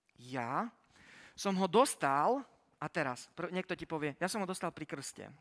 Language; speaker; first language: Slovak; early bilingual, heritage; Slovak